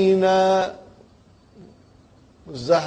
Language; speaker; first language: Arabic; non-native, fluent; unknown